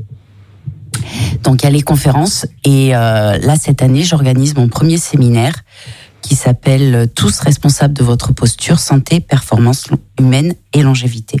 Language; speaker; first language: French; native; French